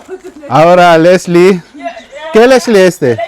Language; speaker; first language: Spanish; non-native, learner; Filipino